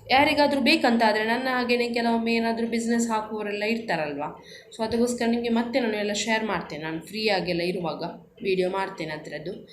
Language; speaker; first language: Kannada; non-native, local second language; Konkani